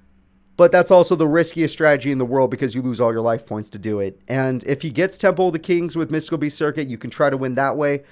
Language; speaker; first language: English; native; English